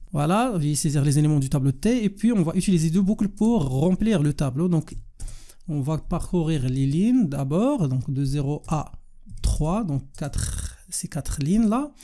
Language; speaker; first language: French; non-native, local second language; Arabic